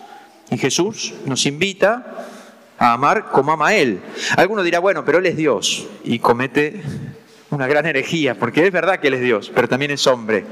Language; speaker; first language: Spanish; native; Spanish